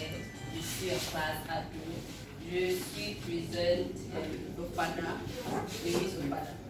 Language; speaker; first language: French; non-native, learner; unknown